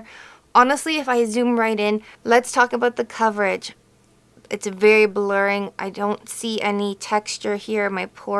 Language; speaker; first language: English; native; English